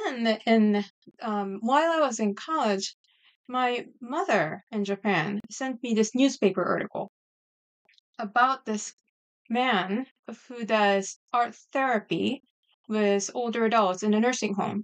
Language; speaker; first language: English; non-native, fluent; Japanese